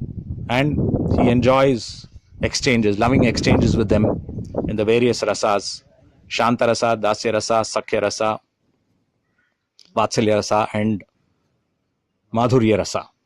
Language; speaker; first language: English; non-native, local second language; Tamil